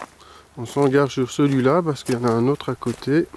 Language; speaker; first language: French; native; French